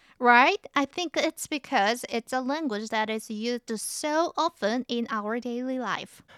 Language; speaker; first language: English; non-native, fluent; Korean